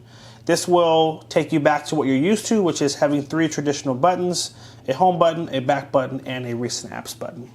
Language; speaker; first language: English; native; English